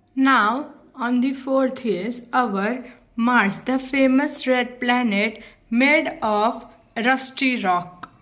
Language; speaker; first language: English; non-native, local second language; Hindi